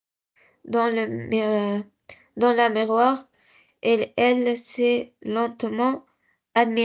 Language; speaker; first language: French; non-native, learner; Arabic